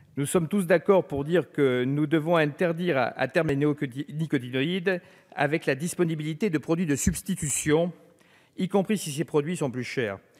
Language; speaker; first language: French; native; French